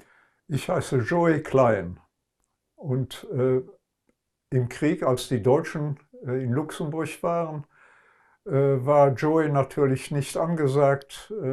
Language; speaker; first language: German; non-native, local second language; Luxembourgish